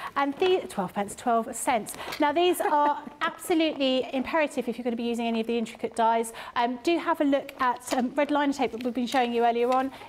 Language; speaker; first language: English; native; English